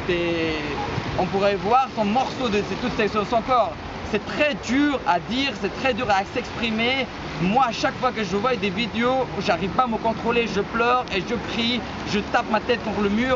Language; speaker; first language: French; non-native, fluent; Persian